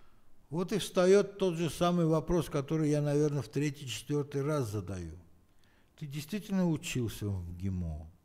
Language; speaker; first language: Russian; non-native, fluent; Armenian